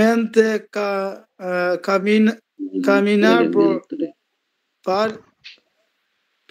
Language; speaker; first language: Italian; non-native, learner; Bangla